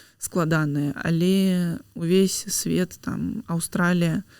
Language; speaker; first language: Belarusian; non-native, local second language; Russian